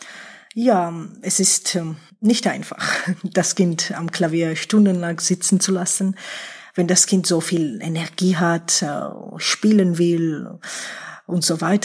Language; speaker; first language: German; non-native, fluent; Georgian